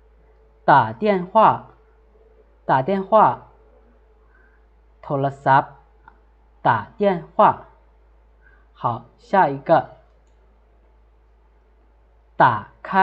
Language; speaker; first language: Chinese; non-native, fluent; Lao